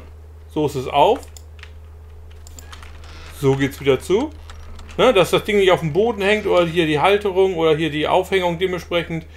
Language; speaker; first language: German; native; German